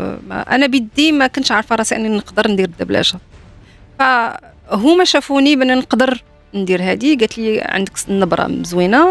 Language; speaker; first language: Arabic; native; Arabic